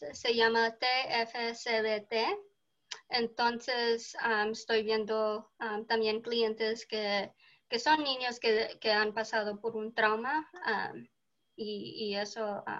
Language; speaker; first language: Spanish; early bilingual, heritage; Spanish